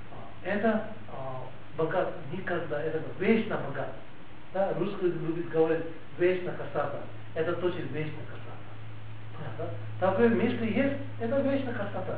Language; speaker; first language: Russian; non-native, learner; Tibetan